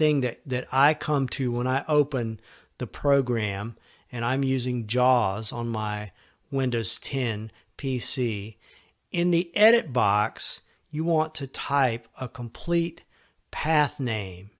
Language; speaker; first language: English; native; English